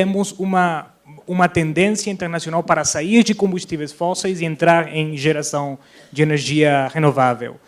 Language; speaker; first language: Portuguese; non-native, fluent; Spanish